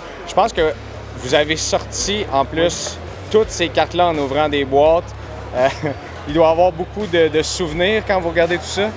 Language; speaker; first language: French; native; French